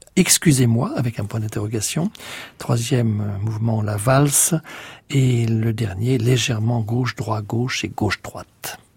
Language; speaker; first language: French; native; French